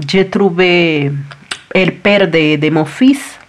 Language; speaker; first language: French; non-native, learner; Spanish